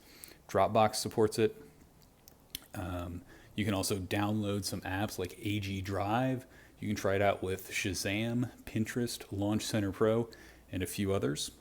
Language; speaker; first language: English; native; English